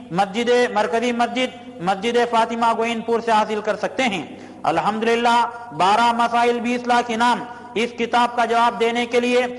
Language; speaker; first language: Urdu; native; Urdu